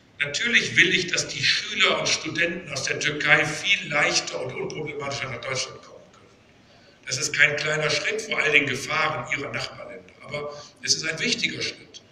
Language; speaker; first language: German; native; German